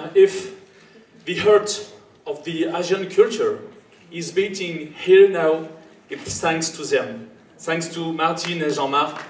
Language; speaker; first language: English; non-native, fluent; French